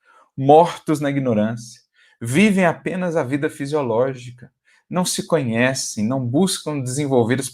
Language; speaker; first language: Portuguese; native; Portuguese